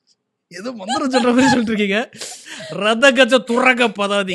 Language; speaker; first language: Tamil; native; Tamil